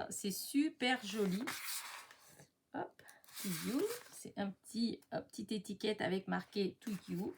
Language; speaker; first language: French; native; French